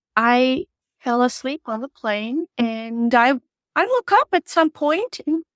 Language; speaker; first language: English; non-native, fluent; Turkish